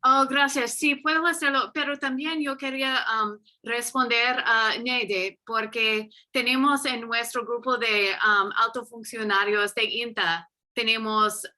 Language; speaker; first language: Spanish; non-native, fluent; English